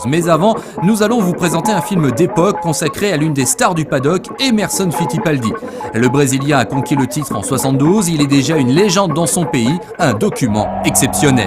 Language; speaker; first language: French; native; French